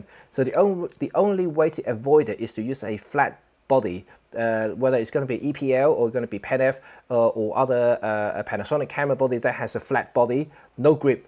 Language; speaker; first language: English; non-native, local second language; Cantonese